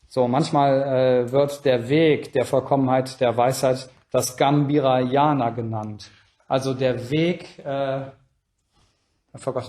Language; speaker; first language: German; native; German